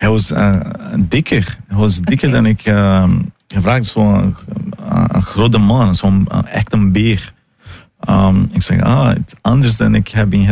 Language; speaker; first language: Dutch; non-native, learner; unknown